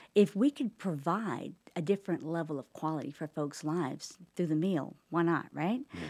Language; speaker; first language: English; native; English